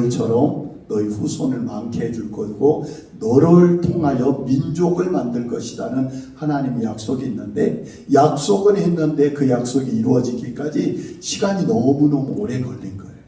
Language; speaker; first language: Korean; native; Korean